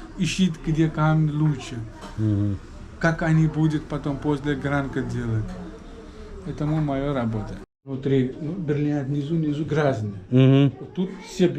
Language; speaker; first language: Russian; non-native, learner; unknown